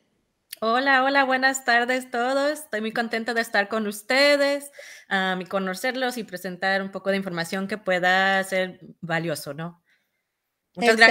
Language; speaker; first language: Spanish; early bilingual, heritage; Spanish